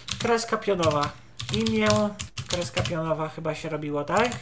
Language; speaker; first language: Polish; native; Polish